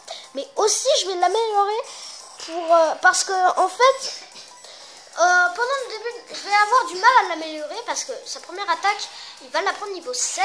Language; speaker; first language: French; native; French